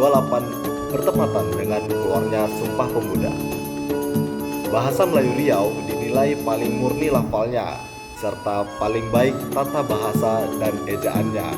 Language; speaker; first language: Indonesian; non-native, local second language; Malay